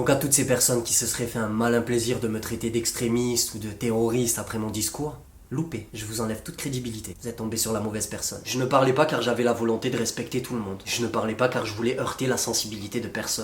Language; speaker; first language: French; native; French